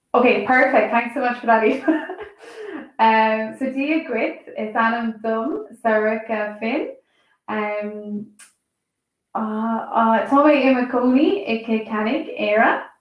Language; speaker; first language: English; native; English